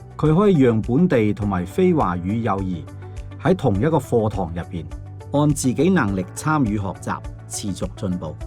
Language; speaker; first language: Cantonese; native; Cantonese